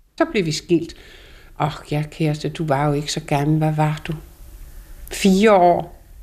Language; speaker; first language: Danish; native; Danish